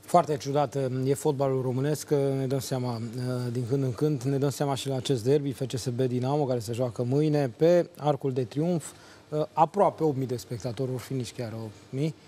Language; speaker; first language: Romanian; native; Romanian